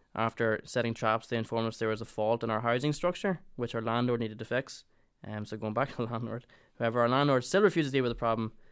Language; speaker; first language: English; native; English